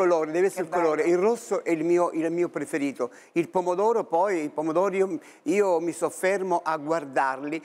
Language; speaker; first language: Italian; native; Italian